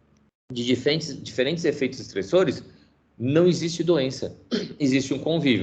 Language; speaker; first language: Portuguese; native; Portuguese